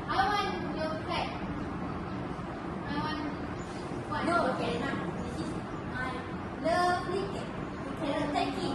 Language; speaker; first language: English; non-native, learner; Malay